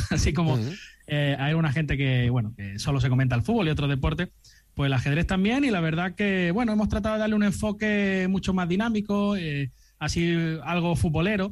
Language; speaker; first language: Spanish; native; Spanish